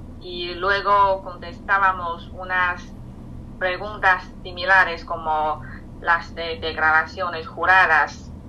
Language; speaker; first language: Spanish; non-native, fluent; Chinese